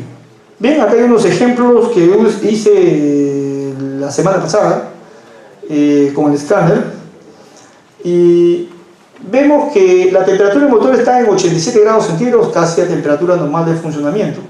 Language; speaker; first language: Spanish; native; Spanish